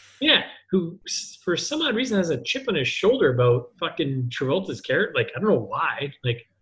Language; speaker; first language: English; native; English